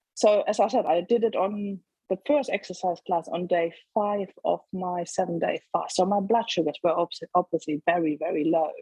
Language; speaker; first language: English; non-native, fluent; German